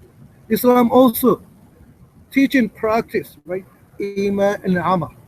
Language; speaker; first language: English; non-native, learner; Japanese